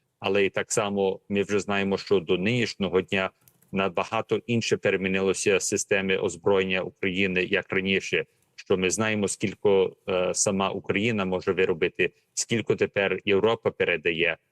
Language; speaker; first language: Ukrainian; early bilingual, heritage; Ukrainian